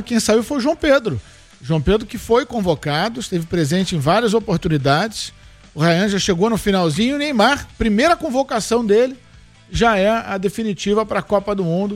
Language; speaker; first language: Portuguese; native; Portuguese